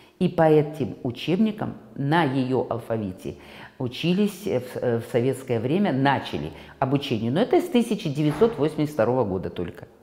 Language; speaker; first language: Russian; native; Russian